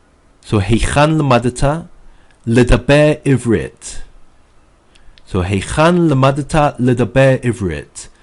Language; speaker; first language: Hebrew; non-native, fluent; English